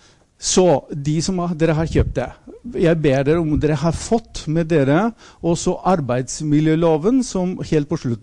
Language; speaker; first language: Norwegian; non-native, fluent; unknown